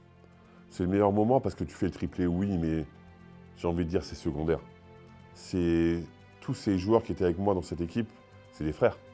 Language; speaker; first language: French; native; French